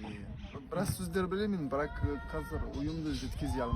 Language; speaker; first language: Kazakh; non-native, learner; French